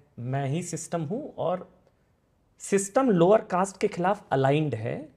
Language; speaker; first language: Hindi; native; Hindi